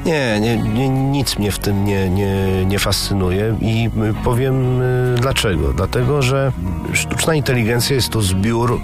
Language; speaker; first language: Polish; native; Polish